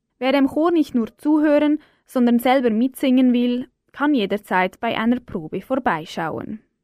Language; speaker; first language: German; native; German